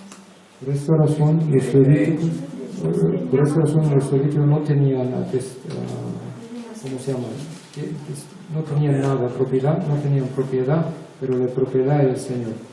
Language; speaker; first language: Spanish; non-native, learner; Bulgarian